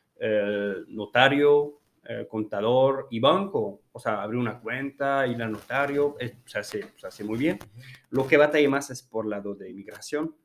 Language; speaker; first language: Spanish; non-native, fluent; French